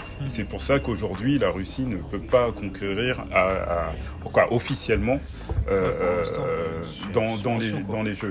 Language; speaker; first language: French; native; French